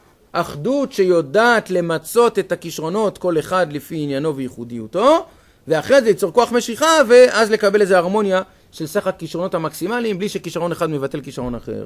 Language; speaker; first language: Hebrew; native; Hebrew